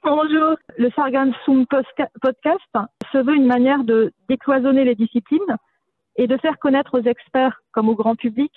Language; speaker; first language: French; native; French